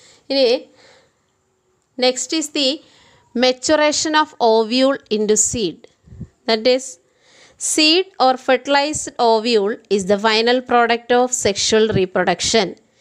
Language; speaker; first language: English; non-native, local second language; Malayalam